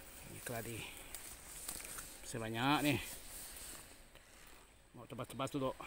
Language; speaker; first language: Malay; non-native, local second language; Iban